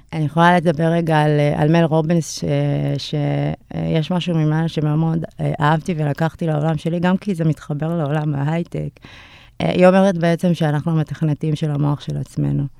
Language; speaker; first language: Hebrew; early bilingual, other home language; Amharic